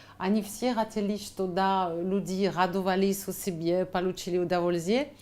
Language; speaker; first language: Russian; non-native, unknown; French